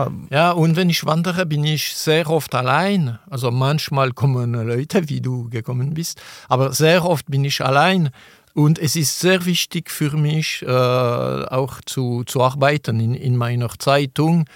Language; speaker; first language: German; non-native, local second language; French